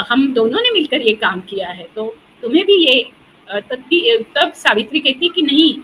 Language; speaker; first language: Hindi; non-native, local second language; Marathi